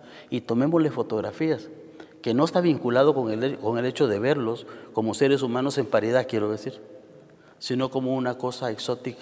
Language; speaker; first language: Spanish; native; Spanish